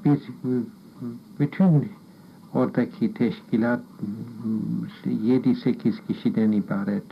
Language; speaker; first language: Turkish; non-native, fluent; English